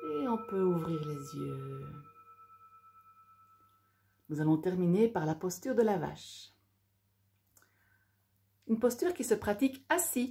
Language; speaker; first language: French; native; French